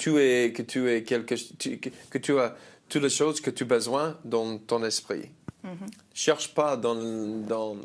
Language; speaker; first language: French; non-native, learner; English